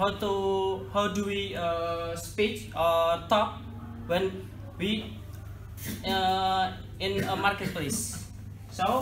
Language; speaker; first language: English; non-native, learner; Indonesian